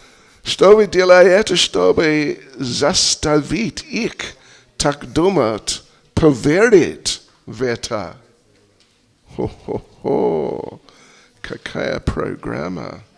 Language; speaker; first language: Russian; non-native, fluent; English